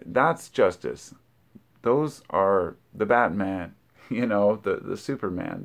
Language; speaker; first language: English; native; English